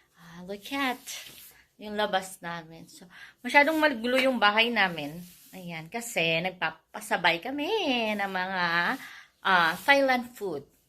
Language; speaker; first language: Filipino; non-native, local second language; Cebuano